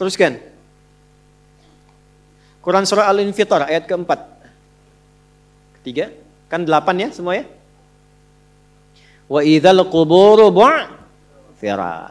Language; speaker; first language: Indonesian; native; Indonesian